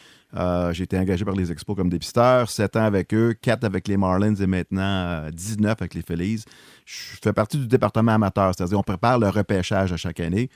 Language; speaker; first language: French; native; French